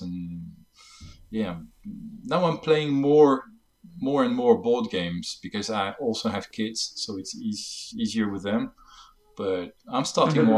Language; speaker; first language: English; non-native, fluent; French